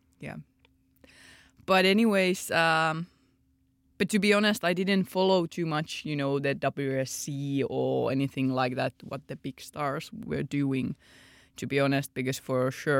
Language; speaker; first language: English; non-native, fluent; Finnish